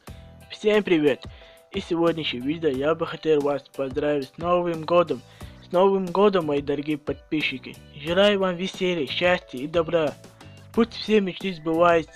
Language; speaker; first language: Russian; non-native, fluent; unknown